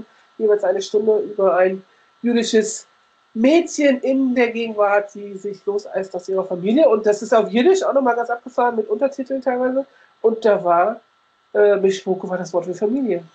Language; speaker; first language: German; native; German